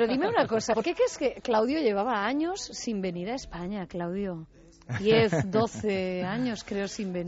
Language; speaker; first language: Spanish; native; Spanish